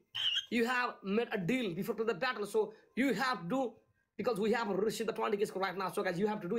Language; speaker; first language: English; non-native, learner; Nepali